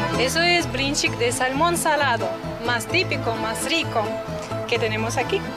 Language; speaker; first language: Spanish; non-native, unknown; Russian